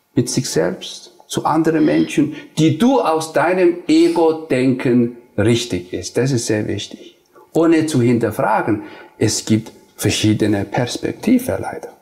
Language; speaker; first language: German; non-native, fluent; Nepali